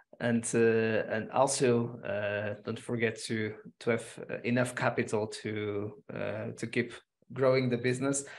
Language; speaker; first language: English; non-native, fluent; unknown